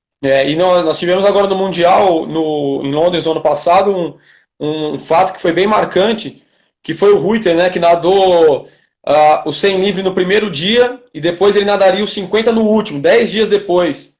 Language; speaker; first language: Portuguese; native; Portuguese